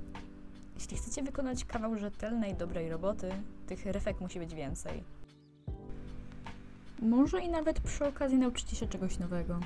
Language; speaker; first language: Polish; native; Polish